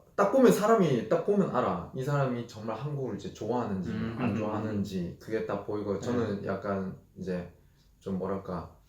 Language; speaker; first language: Korean; native; Korean